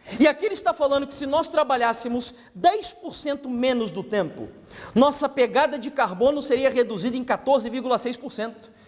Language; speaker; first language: Portuguese; native; Portuguese